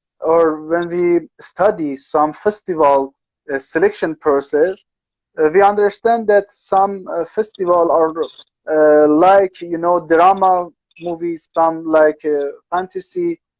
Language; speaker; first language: English; non-native, learner; Persian